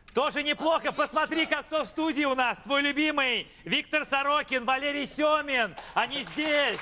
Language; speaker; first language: Russian; native; Russian